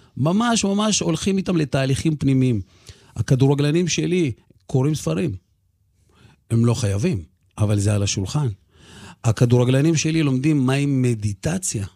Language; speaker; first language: Hebrew; early bilingual, other home language; Russian